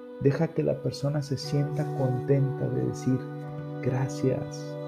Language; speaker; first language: Spanish; native; Spanish